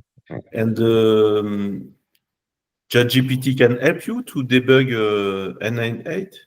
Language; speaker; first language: English; non-native, learner; French